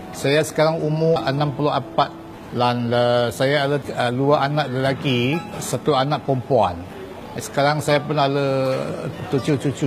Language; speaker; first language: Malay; non-native, local second language; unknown